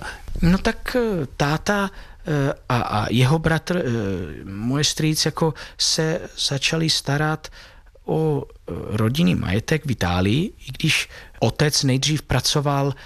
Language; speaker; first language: Czech; non-native, fluent; Italian